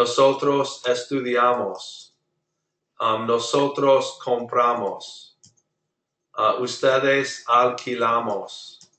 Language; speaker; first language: Spanish; non-native, fluent; English